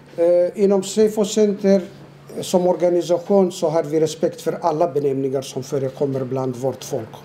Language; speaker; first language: Swedish; non-native, fluent; Turoyo